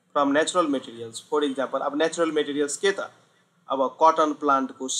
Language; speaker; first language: English; non-native, local second language; Nepali